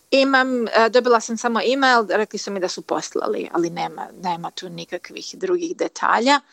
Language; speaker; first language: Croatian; early bilingual, heritage; Croatian